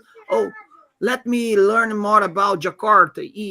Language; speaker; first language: English; non-native, fluent; Portuguese